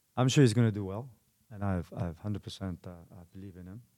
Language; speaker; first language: English; non-native, fluent; Korean